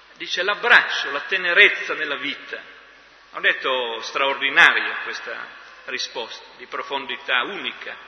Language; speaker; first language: Italian; native; Italian